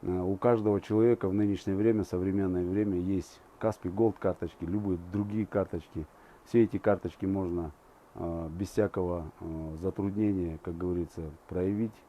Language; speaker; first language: Russian; non-native, local second language; Kazakh